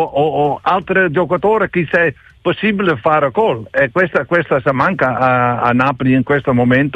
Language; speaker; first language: Italian; non-native, learner; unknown